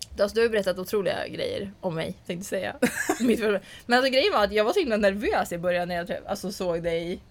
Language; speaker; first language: Swedish; native; Swedish